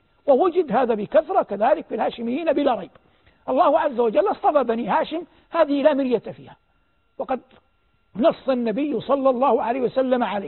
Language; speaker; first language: Arabic; native; Arabic